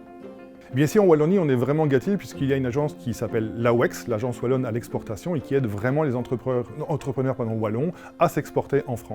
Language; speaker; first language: French; native; French